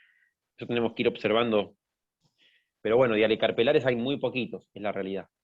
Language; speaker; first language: Spanish; native; Spanish